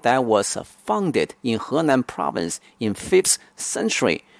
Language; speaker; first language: English; non-native, fluent; Chinese